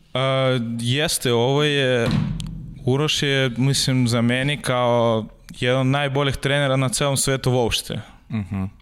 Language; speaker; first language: Serbian; non-native, learner; Russian